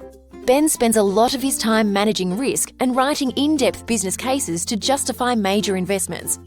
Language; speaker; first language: English; native; English